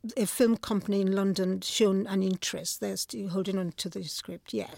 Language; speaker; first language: English; non-native, local second language; Igbo